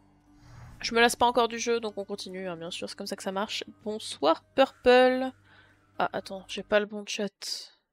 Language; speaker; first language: French; native; French